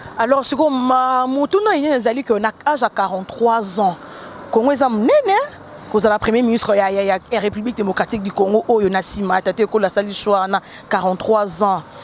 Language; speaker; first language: Lingala; native; Lingala